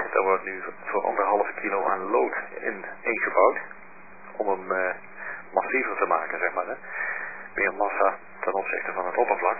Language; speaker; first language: Dutch; native; Dutch